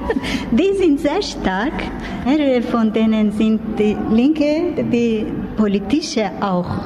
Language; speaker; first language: German; non-native, learner; Turkish